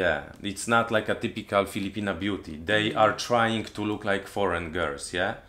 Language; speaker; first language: English; non-native, fluent; Polish